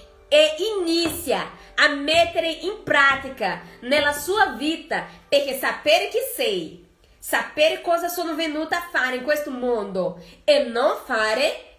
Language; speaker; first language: Italian; non-native, fluent; Portuguese